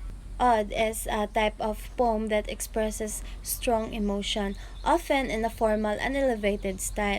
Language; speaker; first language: English; non-native, fluent; Filipino